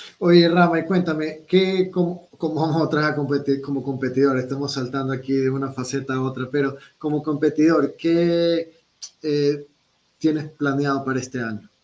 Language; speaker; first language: Spanish; native; Spanish